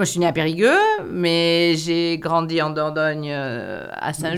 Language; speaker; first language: French; native; French